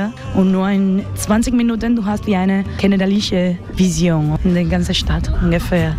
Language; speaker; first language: German; non-native, learner; Spanish